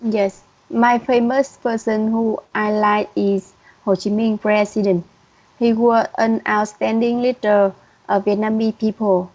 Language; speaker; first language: English; non-native, learner; Vietnamese